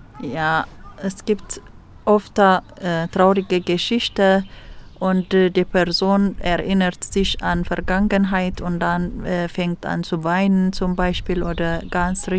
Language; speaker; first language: German; non-native, fluent; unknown